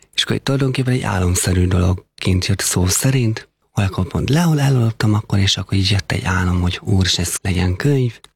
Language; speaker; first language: Hungarian; native; Hungarian